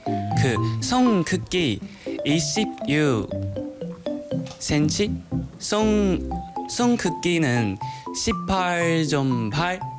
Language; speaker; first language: Korean; non-native, learner; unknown